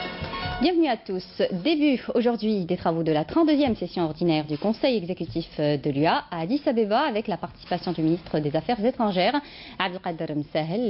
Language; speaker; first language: French; non-native, local second language; Arabic